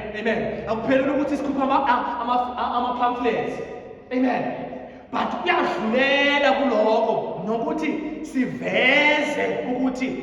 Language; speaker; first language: Zulu; non-native, local second language; Xhosa